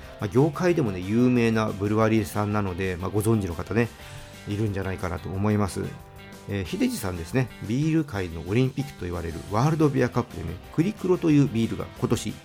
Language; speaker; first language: Japanese; native; Japanese